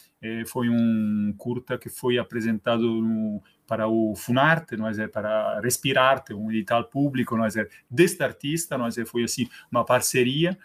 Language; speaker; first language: Portuguese; non-native, fluent; Italian